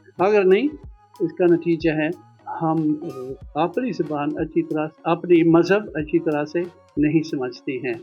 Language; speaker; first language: Urdu; non-native, fluent; Dutch